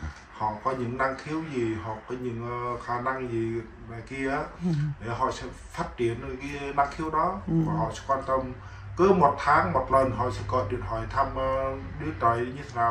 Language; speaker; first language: Vietnamese; non-native, local second language; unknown